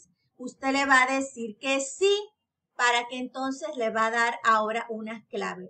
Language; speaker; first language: Spanish; native; Spanish